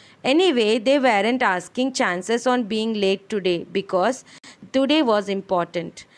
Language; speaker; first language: English; non-native, local second language; Malayalam